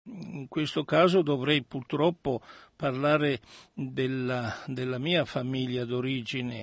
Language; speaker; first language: Italian; early bilingual, other home language; Armenian